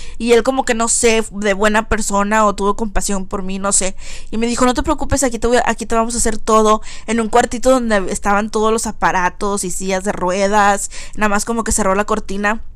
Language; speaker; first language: Spanish; early bilingual, heritage; Spanish